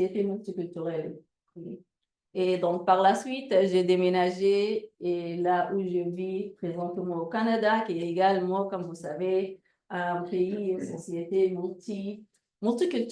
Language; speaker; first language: French; non-native, fluent; Arabic